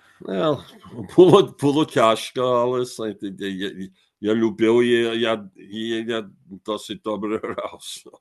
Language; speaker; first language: Ukrainian; early bilingual, heritage; Ukrainian